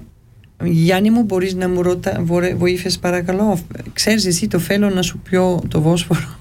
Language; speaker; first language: Greek; early bilingual, heritage; Greek